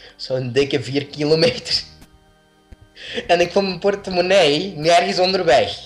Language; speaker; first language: Dutch; native; Dutch